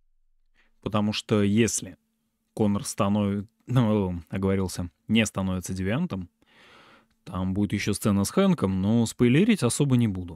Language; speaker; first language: Russian; native; Russian